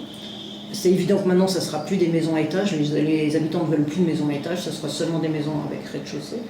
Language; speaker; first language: French; native; French